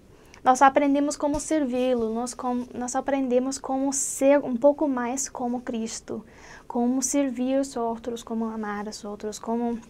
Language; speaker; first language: Portuguese; non-native, fluent; English